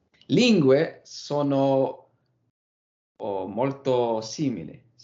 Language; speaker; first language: Italian; non-native, learner; English